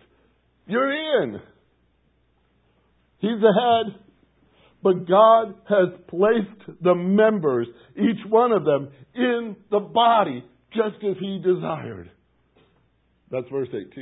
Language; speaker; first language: English; native; English